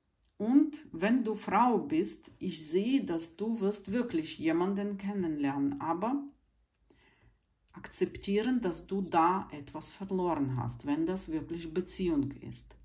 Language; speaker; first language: German; non-native, fluent; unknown